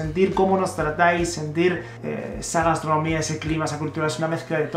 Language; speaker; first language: Spanish; native; Spanish